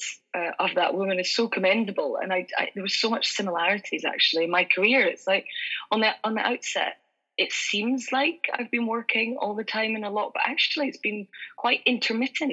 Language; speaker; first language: English; native; English